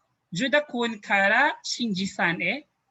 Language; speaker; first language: Japanese; non-native, learner; Filipino